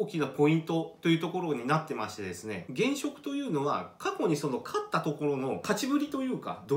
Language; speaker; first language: Japanese; native; Japanese